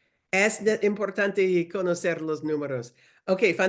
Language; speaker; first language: Spanish; non-native, learner; English